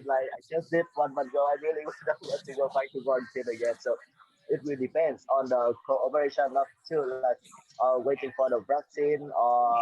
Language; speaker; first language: English; non-native, fluent; Vietnamese